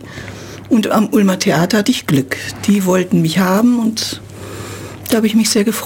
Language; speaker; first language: German; native; German